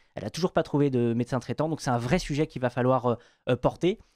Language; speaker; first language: French; native; French